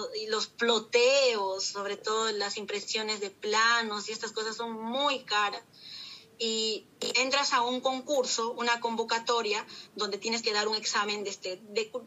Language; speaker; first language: Spanish; native; Spanish